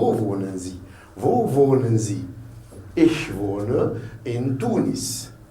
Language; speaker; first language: German; non-native, fluent; Arabic